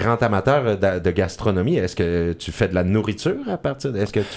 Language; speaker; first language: French; native; French